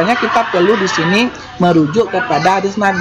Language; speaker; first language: Indonesian; native; Indonesian